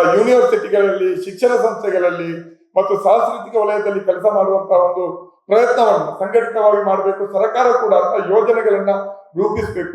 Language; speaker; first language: Kannada; non-native, local second language; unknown